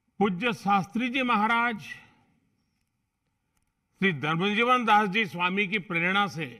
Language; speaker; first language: Hindi; non-native, local second language; Gujarati